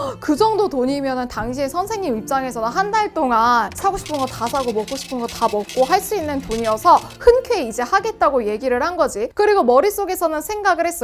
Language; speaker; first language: Korean; native; Korean